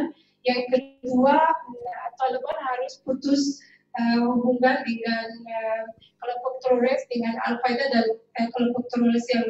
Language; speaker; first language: Indonesian; non-native, fluent; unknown